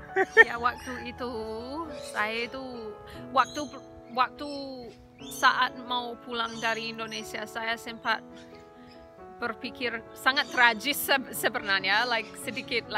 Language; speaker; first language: Indonesian; non-native, fluent; English